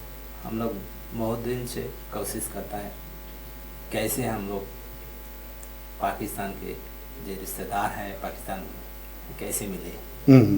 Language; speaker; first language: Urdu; early bilingual, heritage; Bangla